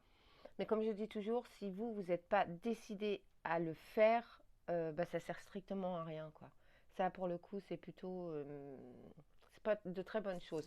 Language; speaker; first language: French; native; French